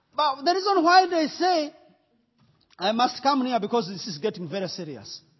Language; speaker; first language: English; non-native, local second language; Kinyarwanda